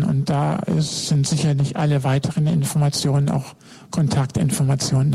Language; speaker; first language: German; native; German